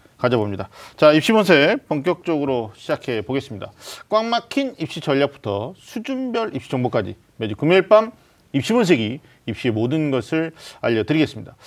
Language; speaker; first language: Korean; native; Korean